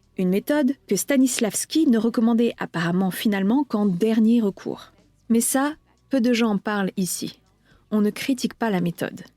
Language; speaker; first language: French; native; French